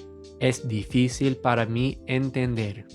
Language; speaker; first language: Spanish; non-native, fluent; English